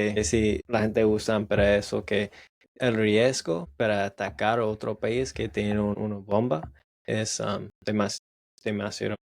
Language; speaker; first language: Spanish; non-native, learner; English